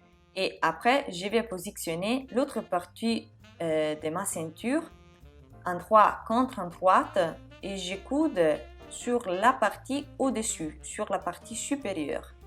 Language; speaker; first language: French; non-native, fluent; Italian